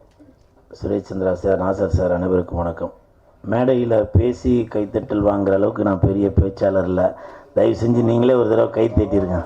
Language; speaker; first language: Tamil; native; Tamil